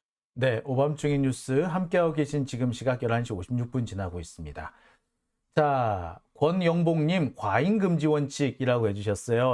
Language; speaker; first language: Korean; native; Korean